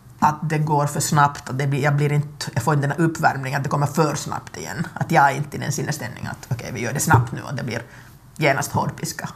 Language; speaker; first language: Swedish; native; Swedish